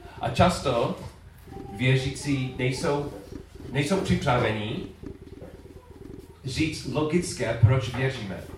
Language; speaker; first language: Czech; non-native, learner; English